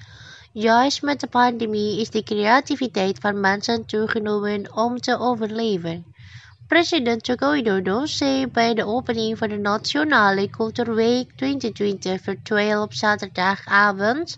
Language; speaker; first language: Dutch; non-native, fluent; Indonesian